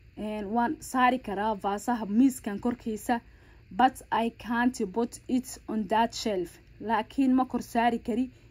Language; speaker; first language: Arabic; non-native, local second language; Somali